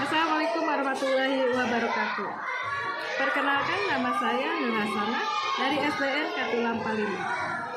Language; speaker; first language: Indonesian; native; Indonesian